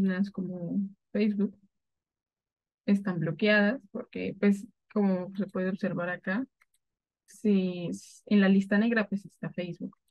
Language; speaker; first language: Spanish; native; Spanish